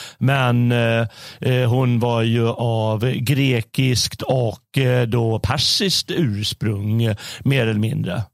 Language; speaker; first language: Swedish; native; Swedish